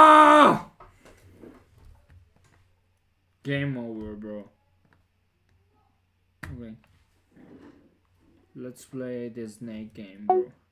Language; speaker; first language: English; non-native, fluent; Spanish